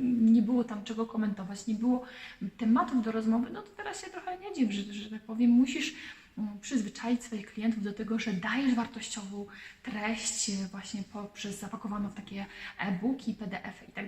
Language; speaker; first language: Polish; native; Polish